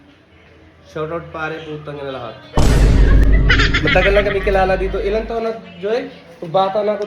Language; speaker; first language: Filipino; non-native, learner; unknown